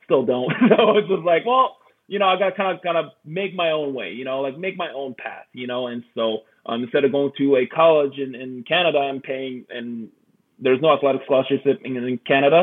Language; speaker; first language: English; early bilingual, other home language; Korean